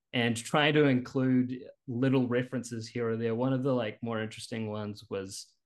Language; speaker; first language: English; native; English